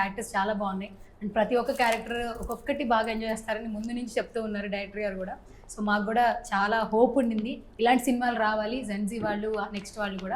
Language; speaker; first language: Telugu; native; Telugu